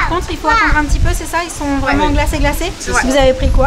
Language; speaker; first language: French; native; French